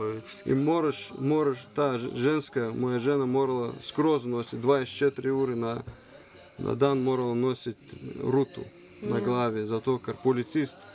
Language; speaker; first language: Slovenian; non-native, learner; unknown